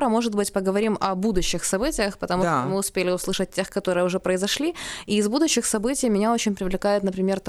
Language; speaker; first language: Russian; non-native, local second language; Ukrainian